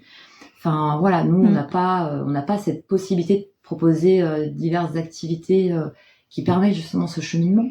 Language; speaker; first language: French; native; French